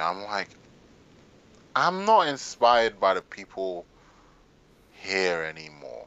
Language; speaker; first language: English; native; English